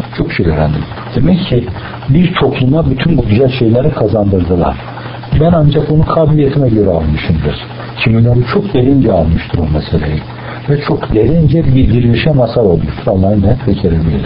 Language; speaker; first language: Turkish; native; Turkish